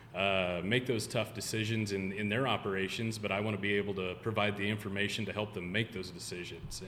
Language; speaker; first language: English; native; English